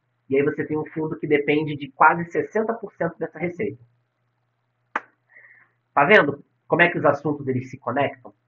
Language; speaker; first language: Portuguese; native; Portuguese